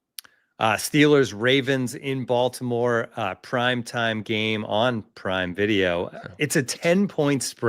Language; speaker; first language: English; native; English